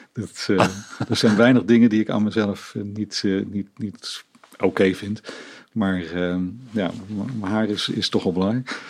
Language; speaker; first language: Dutch; native; Dutch